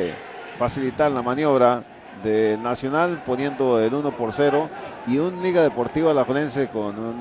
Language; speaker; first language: Spanish; native; Spanish